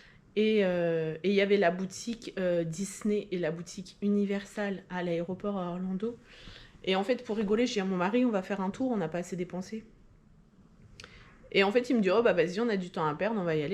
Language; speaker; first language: French; native; French